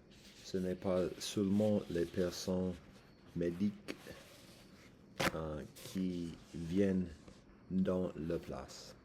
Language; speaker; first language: French; non-native, learner; English